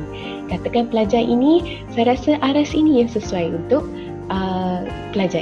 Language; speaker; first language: Malay; native; Malay